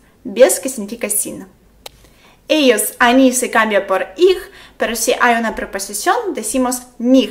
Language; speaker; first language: Spanish; non-native, fluent; Russian